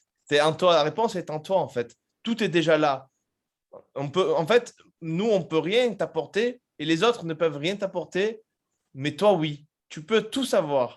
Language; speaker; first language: French; native; French